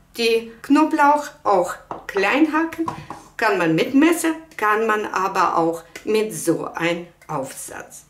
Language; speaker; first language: German; non-native, fluent; Russian